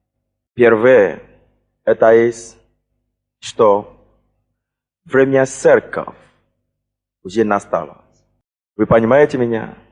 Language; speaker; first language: Russian; non-native, fluent; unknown